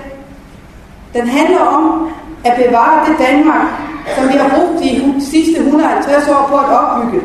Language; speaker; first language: Danish; native; Danish